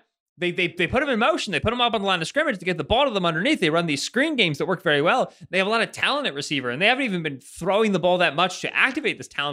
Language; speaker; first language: English; native; English